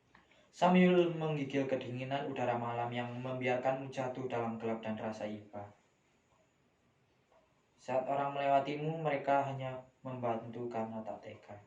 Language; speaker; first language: Indonesian; native; Indonesian